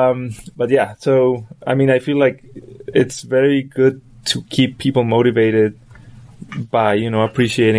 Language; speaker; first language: English; non-native, fluent; Spanish